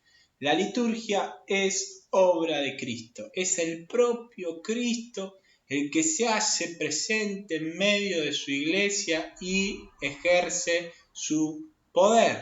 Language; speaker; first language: Spanish; native; Spanish